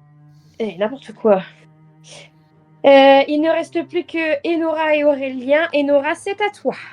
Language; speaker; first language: French; native; French